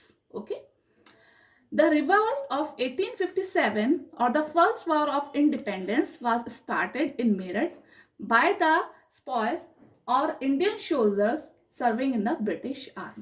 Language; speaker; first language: English; non-native, local second language; Hindi